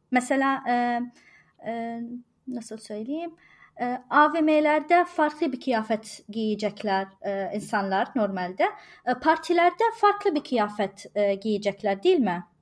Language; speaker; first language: Turkish; non-native, learner; Arabic